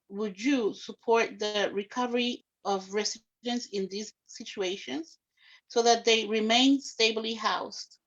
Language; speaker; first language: English; early bilingual, other home language; Spanish